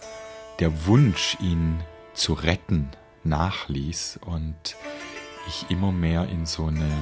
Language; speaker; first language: German; native; German